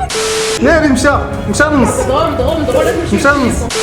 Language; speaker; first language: Arabic; native; Arabic